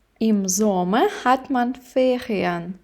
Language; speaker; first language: German; non-native, fluent; Ukrainian